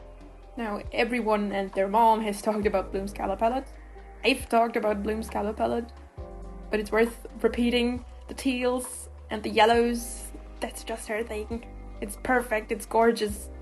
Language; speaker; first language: English; non-native, fluent; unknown